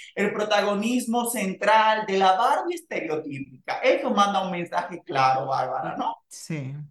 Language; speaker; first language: Spanish; native; Spanish